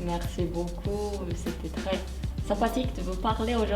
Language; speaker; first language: French; non-native, fluent; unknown